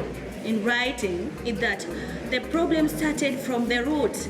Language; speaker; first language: English; non-native, learner; Swahili